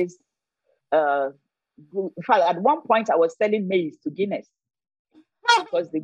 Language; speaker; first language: English; non-native, local second language; Yoruba